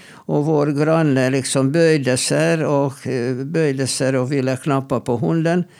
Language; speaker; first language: Swedish; non-native, fluent; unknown